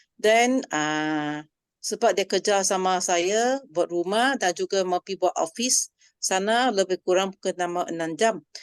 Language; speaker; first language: Malay; non-native, local second language; Chinese